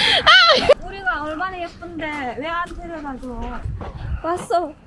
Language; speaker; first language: Korean; non-native, fluent; Turkmen